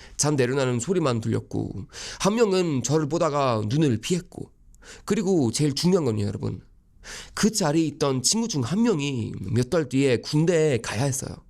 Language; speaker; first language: Korean; non-native, fluent; Swedish